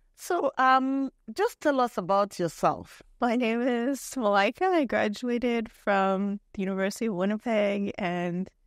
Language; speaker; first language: English; native; English